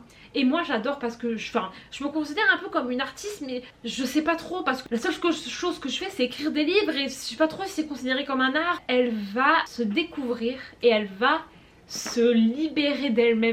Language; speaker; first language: French; native; French